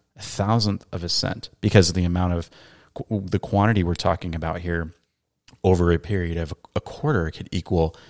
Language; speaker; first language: English; native; English